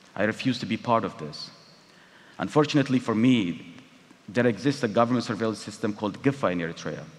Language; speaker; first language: English; non-native, fluent; Tigrinya